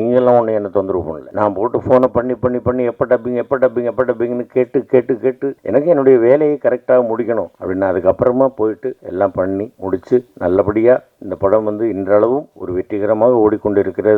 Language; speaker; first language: Tamil; native; Tamil